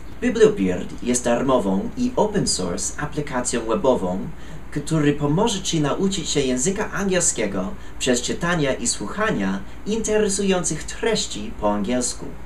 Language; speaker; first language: Polish; non-native, fluent; English